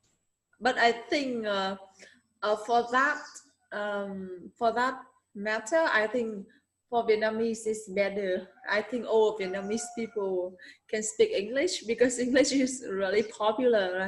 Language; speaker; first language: English; non-native, learner; Vietnamese